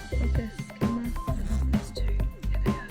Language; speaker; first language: English; native; English